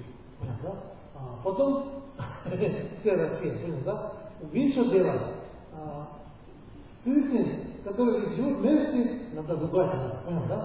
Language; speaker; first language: Russian; non-native, learner; Tibetan